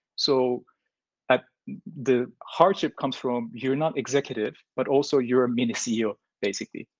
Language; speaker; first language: English; non-native, fluent; Turkish